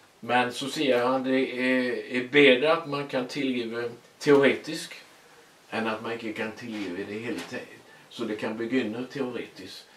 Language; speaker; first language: Swedish; native; Swedish